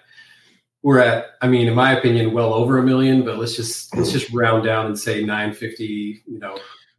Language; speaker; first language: English; native; English